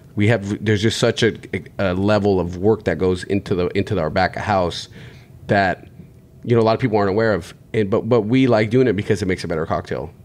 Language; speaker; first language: English; native; English